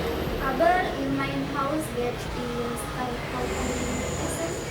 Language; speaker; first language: German; non-native, learner; Indonesian